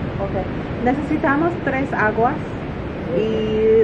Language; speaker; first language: Spanish; non-native, learner; English